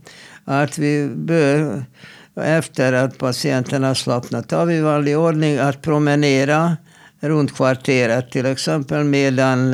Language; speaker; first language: Swedish; non-native, fluent; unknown